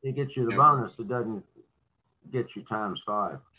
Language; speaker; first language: English; native; English